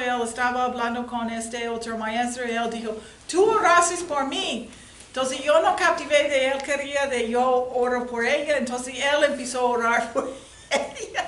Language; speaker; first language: Spanish; non-native, learner; English